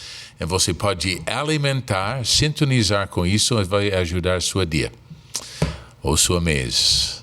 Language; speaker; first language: Portuguese; non-native, fluent; English